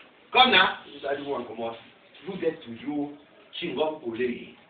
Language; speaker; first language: French; non-native, local second language; English